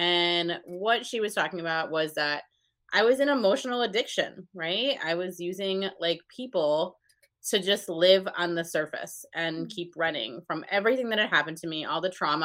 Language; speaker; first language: English; native; English